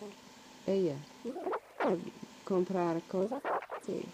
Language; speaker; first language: Spanish; non-native, learner; English